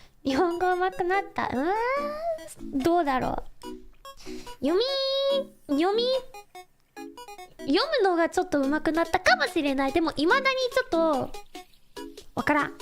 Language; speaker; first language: Japanese; non-native, learner; English